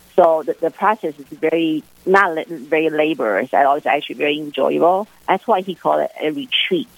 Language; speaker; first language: English; non-native, fluent; Chinese